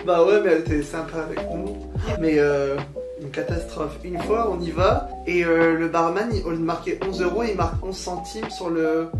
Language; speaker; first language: French; native; French